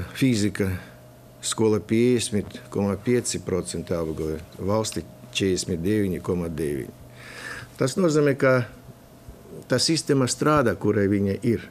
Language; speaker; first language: Latvian; non-native, local second language; Russian